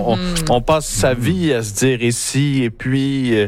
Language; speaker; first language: French; native; French